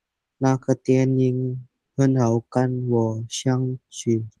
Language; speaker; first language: Chinese; non-native, learner; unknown